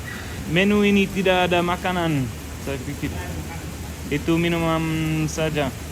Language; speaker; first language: Indonesian; non-native, learner; English